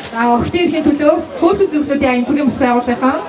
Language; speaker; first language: Mongolian; native; Mongolian